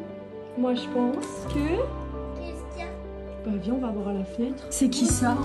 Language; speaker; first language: French; native; French